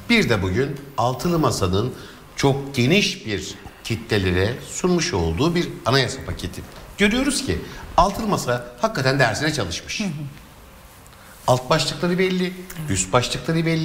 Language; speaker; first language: Turkish; native; Turkish